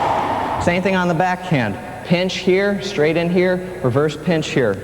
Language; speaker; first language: English; native; English